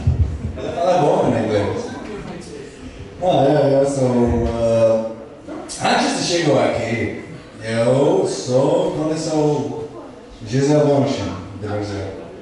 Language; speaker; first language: Portuguese; non-native, learner; English